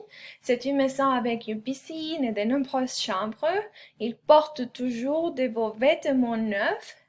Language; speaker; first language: French; non-native, fluent; Spanish